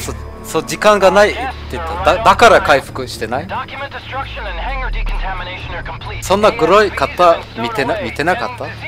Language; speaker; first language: Japanese; non-native, learner; German